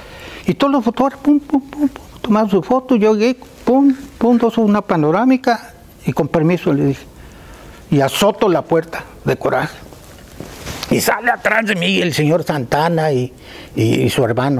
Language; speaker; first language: Spanish; native; Spanish